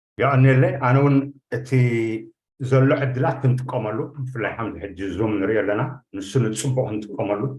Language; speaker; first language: Tigrinya; native; Tigrinya